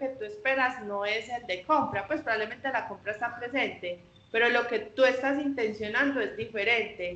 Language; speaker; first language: Spanish; native; Spanish